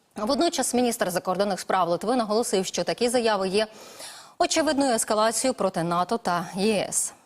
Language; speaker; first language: Ukrainian; native; Ukrainian